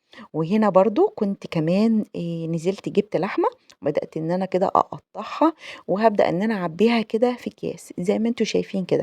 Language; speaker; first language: Arabic; native; Arabic